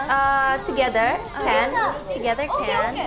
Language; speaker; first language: English; non-native, fluent; Indonesian